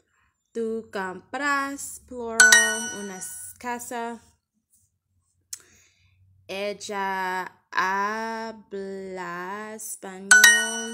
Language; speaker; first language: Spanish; non-native, learner; English